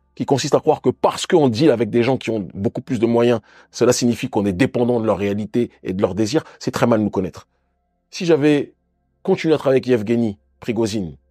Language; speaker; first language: French; native; French